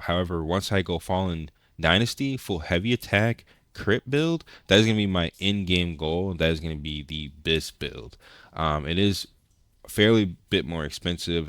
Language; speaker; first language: English; native; English